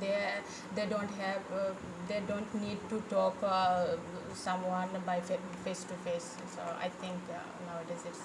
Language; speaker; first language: English; non-native, fluent; Bangla